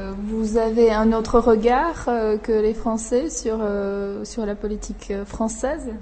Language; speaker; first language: French; non-native, fluent; Czech